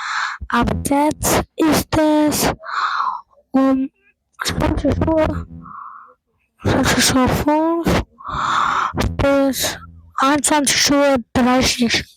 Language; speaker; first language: German; non-native, learner; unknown